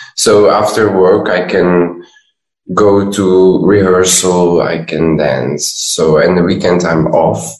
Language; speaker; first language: English; non-native, fluent; Dutch